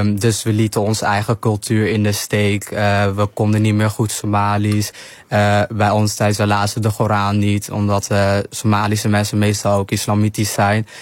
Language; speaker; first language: Dutch; early bilingual, other home language; Somali